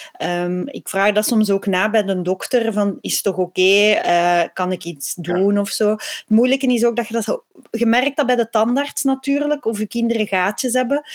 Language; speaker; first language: Dutch; native; Dutch